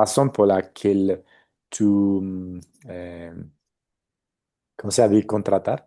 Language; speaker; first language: French; non-native, learner; Spanish